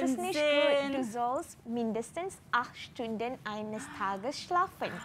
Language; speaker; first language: German; non-native, learner; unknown